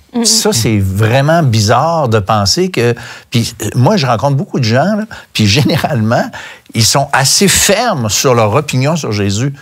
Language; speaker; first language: French; native; French